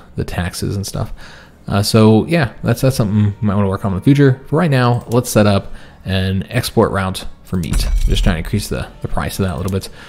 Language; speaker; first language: English; native; English